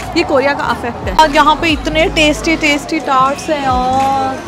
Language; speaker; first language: Hindi; native; Hindi